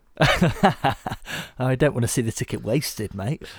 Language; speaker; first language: English; native; English